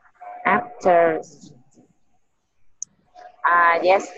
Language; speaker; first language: English; non-native, learner; Vietnamese